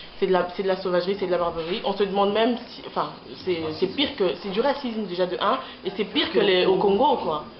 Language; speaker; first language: French; non-native, local second language; Lingala